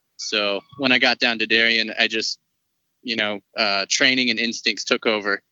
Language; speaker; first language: English; native; English